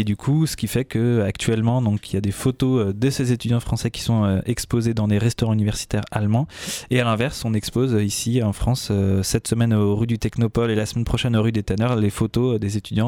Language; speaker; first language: French; native; French